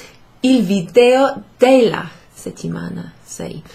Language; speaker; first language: Italian; non-native, fluent; English